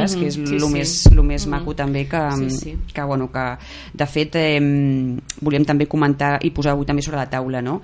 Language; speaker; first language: Catalan; native; Catalan